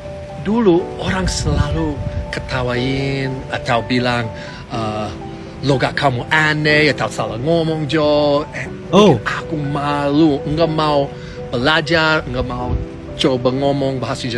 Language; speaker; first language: Indonesian; non-native, learner; English